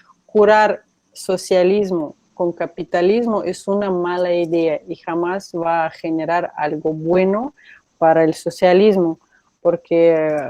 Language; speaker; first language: Spanish; non-native, fluent; Russian